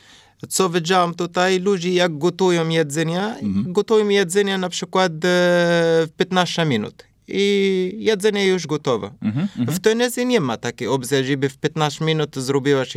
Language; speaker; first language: Polish; non-native, learner; Arabic